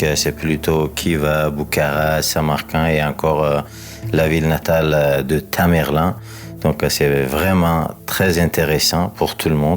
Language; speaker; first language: French; non-native, fluent; Uzbek